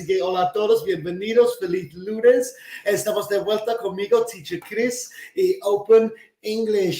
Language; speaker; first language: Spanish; non-native, fluent; English